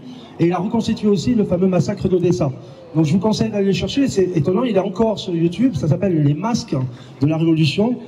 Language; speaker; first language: French; native; French